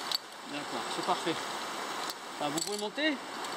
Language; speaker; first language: French; non-native, learner; Spanish